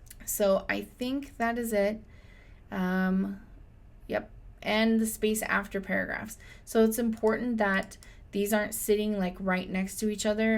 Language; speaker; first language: English; native; English